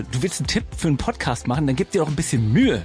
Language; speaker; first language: German; native; German